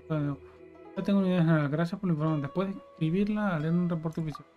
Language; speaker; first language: Spanish; native; Spanish